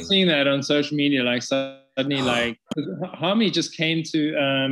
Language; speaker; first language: English; native; English